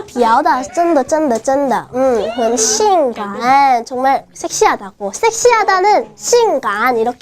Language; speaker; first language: Korean; non-native, fluent; Chinese